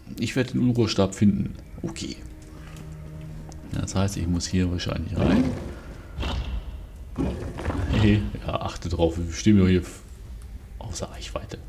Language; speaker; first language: German; native; German